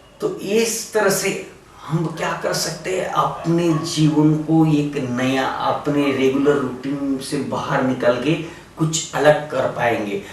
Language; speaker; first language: Hindi; non-native, local second language; Marathi